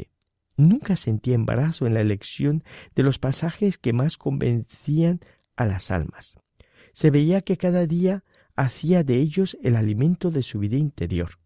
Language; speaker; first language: Spanish; native; Spanish